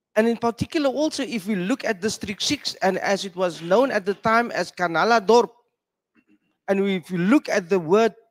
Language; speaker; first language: English; non-native, local second language; Afrikaans